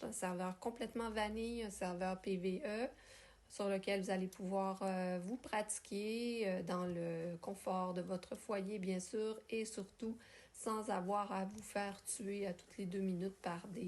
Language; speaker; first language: French; native; French